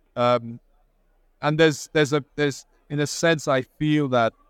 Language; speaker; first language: English; non-native, local second language; Igbo